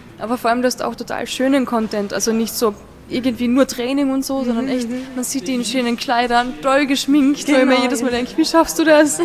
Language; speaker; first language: German; native; German